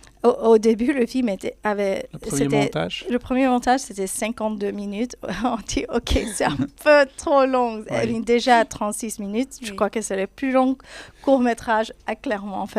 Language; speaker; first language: French; non-native, fluent; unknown